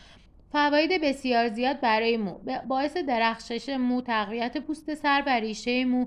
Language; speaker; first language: Persian; native; Persian